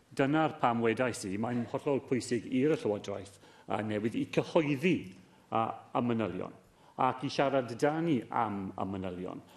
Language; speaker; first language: Welsh; non-native, local second language; English